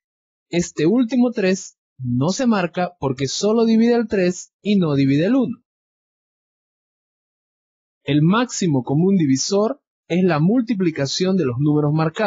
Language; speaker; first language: Spanish; native; Spanish